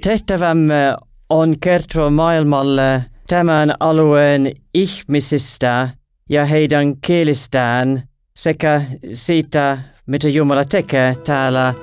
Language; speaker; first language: Finnish; non-native, learner; English